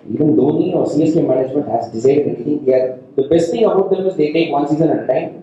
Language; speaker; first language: English; non-native, local second language; Tamil